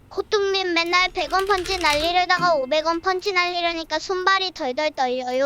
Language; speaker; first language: Korean; non-native, learner; Japanese